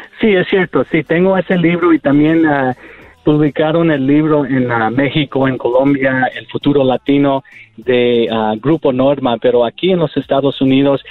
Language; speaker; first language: Spanish; early bilingual, heritage; Spanish